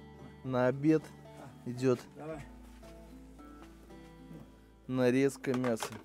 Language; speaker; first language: Russian; native; Russian